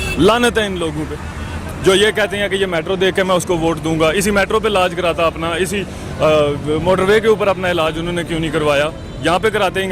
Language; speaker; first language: Urdu; non-native, local second language; Pahari-Potwari